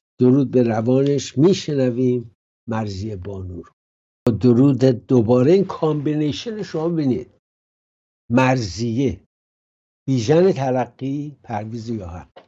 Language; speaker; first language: Persian; native; Persian